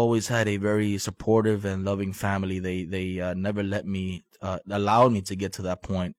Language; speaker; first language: English; native; English